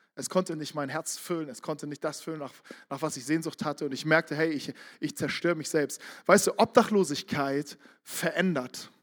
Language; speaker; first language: German; native; German